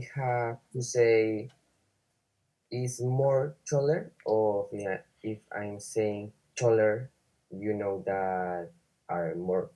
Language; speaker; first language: English; non-native, learner; Spanish